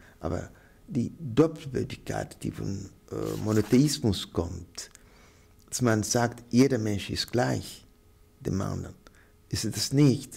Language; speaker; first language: German; non-native, fluent; Arabic